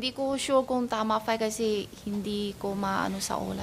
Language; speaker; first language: Filipino; non-native, local second language; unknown